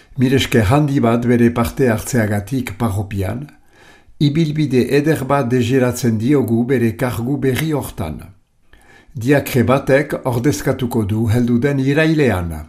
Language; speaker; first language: Basque; native; Basque